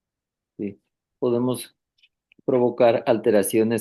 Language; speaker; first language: Spanish; native; Spanish